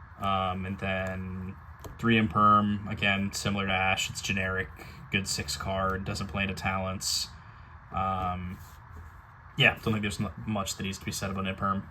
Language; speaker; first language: English; native; English